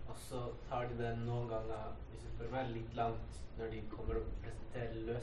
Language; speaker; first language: Norwegian; native; Norwegian